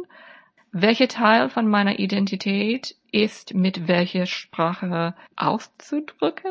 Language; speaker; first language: German; non-native, fluent; English